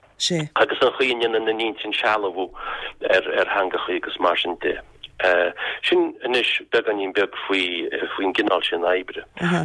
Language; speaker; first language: Irish; native; Irish